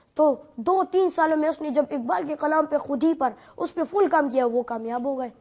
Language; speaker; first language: Urdu; non-native, local second language; Pashto